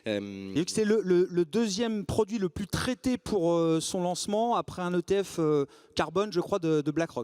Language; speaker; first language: French; native; French